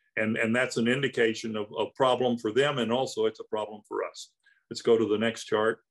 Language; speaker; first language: English; native; English